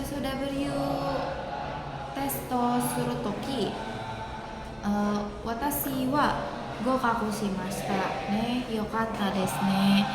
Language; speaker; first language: Japanese; non-native, learner; Indonesian